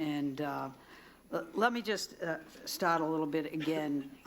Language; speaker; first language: English; native; English